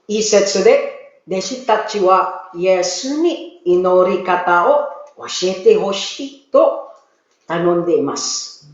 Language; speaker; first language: Japanese; non-native, learner; Filipino